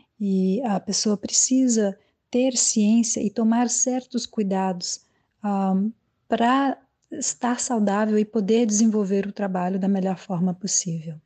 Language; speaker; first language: Portuguese; native; Portuguese